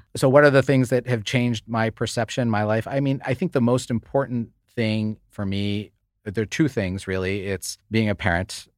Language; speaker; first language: English; native; English